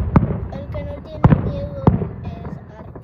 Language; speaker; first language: Spanish; early bilingual, other home language; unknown